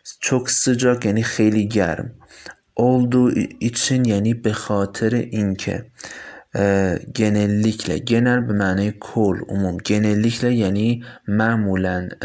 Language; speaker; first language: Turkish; non-native, fluent; Persian